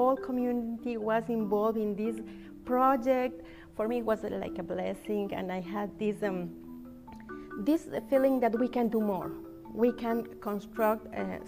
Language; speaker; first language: English; non-native, fluent; Spanish